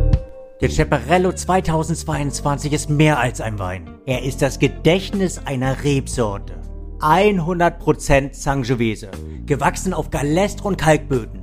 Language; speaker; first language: German; native; German